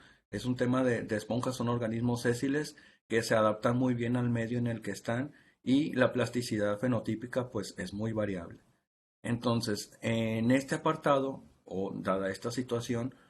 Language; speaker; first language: Spanish; native; Spanish